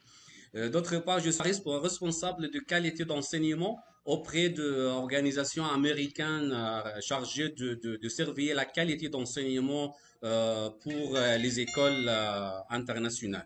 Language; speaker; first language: French; non-native, fluent; Arabic